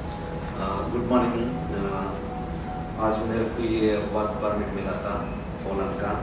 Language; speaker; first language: Hindi; non-native, local second language; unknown